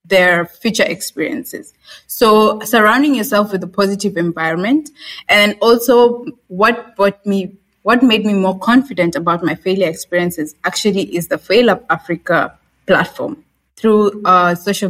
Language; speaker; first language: English; non-native, local second language; Swahili